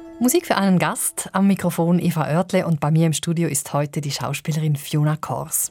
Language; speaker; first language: German; native; German